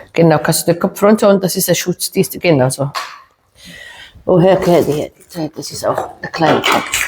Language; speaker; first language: German; non-native, fluent; Arabic